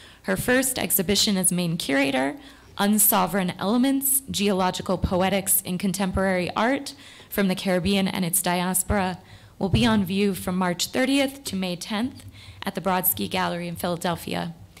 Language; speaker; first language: English; native; English